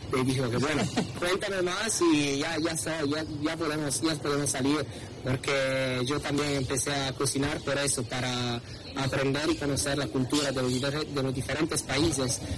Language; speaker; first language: Spanish; non-native, fluent; Italian